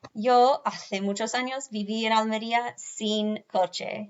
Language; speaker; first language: Spanish; non-native, fluent; English